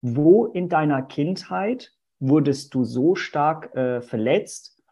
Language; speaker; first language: German; early bilingual, other home language; Portuguese